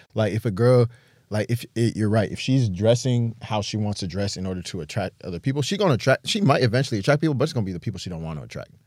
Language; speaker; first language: English; native; English